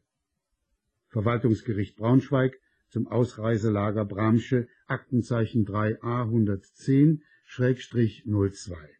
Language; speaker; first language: German; native; German